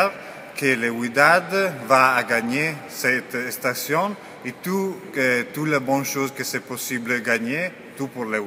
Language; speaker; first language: French; non-native, learner; Italian